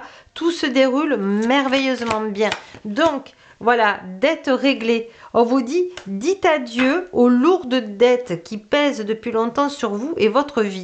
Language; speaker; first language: French; native; French